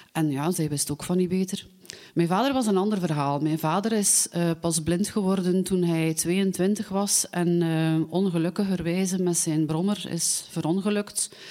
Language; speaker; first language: Dutch; native; Dutch